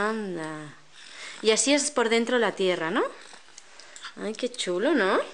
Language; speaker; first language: Spanish; native; Spanish